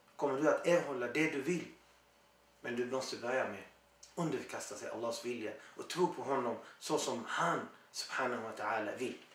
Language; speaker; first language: Swedish; non-native, fluent; Arabic